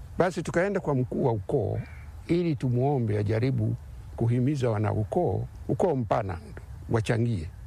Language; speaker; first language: Swahili; non-native, local second language; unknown